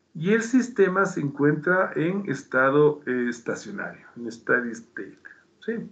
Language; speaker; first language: Spanish; native; Spanish